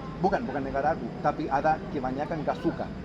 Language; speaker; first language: Indonesian; non-native, fluent; Spanish